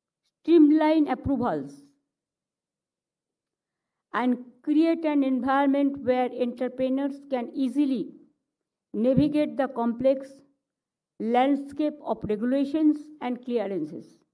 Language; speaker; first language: English; non-native, local second language; Bangla